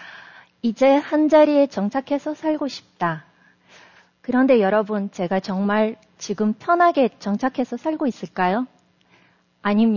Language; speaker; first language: Korean; non-native, fluent; Russian